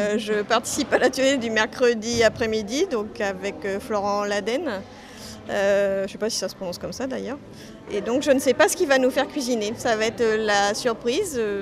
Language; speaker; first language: French; native; French